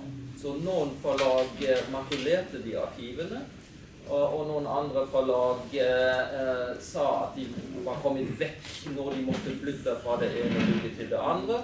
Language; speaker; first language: Norwegian; non-native, fluent; German